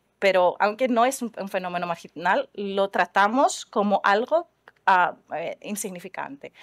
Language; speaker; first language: Spanish; non-native, fluent; Greek